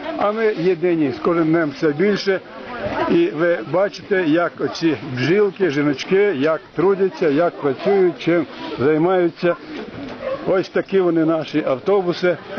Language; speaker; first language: Ukrainian; native; Ukrainian